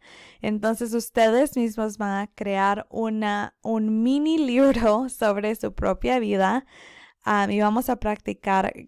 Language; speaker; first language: Spanish; early bilingual, other home language; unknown